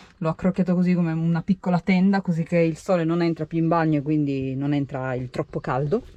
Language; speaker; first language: Italian; native; Italian